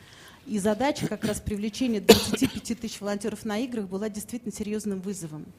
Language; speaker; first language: Russian; native; Russian